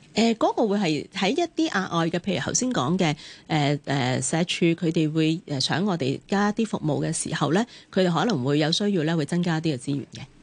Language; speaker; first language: Cantonese; native; Cantonese